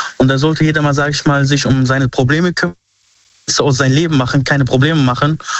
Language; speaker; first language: German; early bilingual, other home language; Arabic